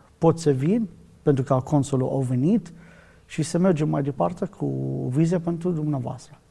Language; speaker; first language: Romanian; non-native, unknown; Arabic